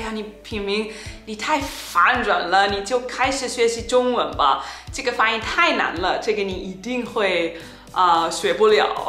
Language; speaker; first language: Chinese; non-native, fluent; German